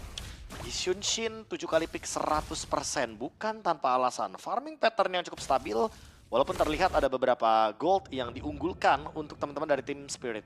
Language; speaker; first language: Indonesian; native; Indonesian